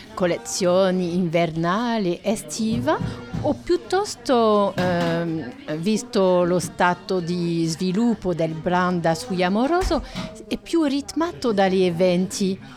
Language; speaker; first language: Italian; non-native, fluent; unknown